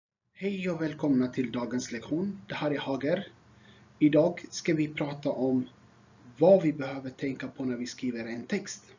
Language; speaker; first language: Swedish; non-native, fluent; Tigrinya